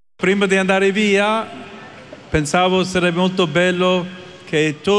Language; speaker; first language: Italian; non-native, fluent; English